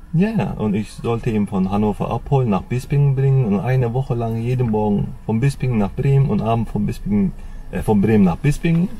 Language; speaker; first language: German; non-native, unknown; Turkish